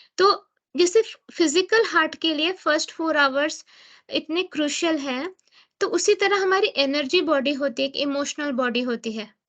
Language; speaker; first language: Hindi; native; Hindi